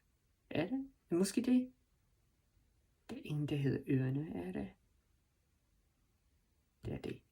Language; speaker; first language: Danish; non-native, learner; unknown